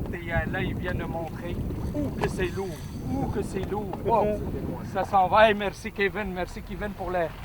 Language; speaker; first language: French; native; French